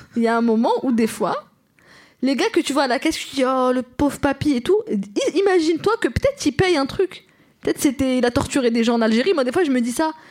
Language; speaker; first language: French; early bilingual, other home language; Arabic